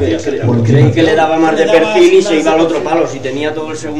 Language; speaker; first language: Spanish; native; Spanish